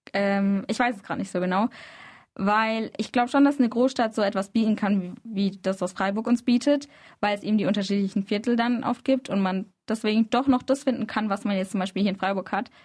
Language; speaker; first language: German; early bilingual, other home language; Arabic